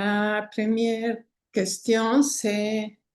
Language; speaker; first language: French; non-native, learner; Spanish